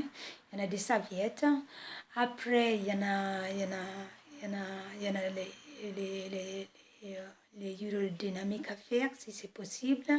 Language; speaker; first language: French; non-native, fluent; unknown